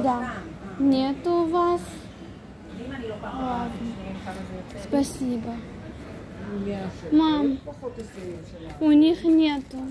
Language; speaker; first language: Russian; early bilingual, heritage; Hebrew